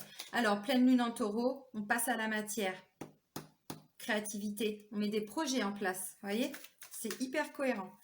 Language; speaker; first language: French; native; French